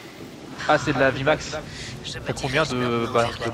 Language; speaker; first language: French; native; French